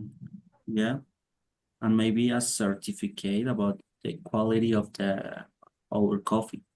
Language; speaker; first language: English; non-native, learner; Spanish